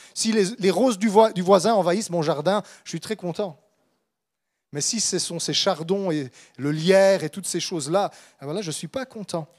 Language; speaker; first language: French; native; French